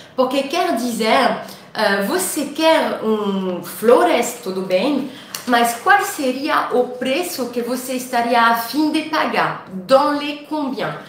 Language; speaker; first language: Portuguese; non-native, fluent; French